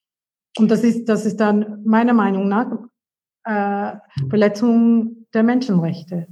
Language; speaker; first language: German; non-native, fluent; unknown